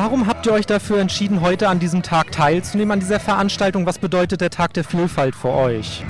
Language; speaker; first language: German; native; German